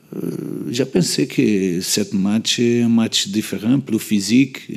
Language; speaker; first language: French; non-native, learner; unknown